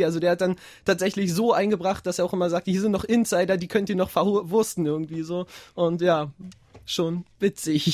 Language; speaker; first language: German; native; German